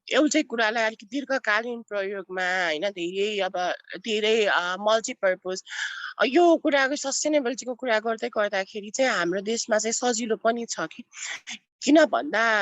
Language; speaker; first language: Nepali; non-native, local second language; Newari